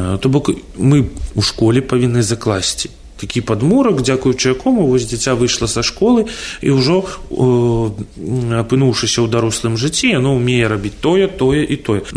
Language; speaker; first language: Belarusian; non-native, local second language; Russian